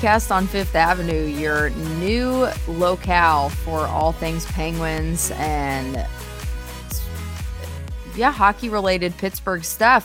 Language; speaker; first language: English; native; English